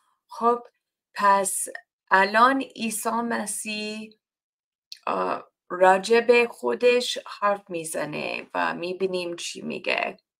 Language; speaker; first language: Persian; non-native, learner; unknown